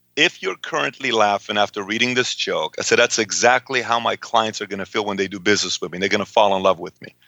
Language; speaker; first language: English; early bilingual, other home language; Persian